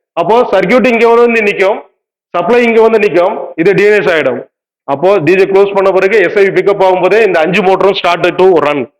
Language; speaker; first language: Tamil; native; Tamil